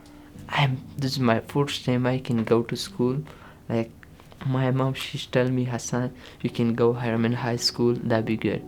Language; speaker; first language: English; non-native, learner; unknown